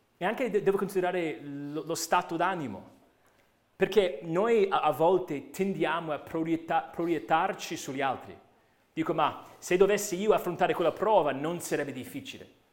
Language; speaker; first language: Italian; non-native, fluent; English